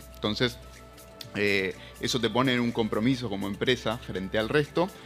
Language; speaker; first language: Spanish; native; Spanish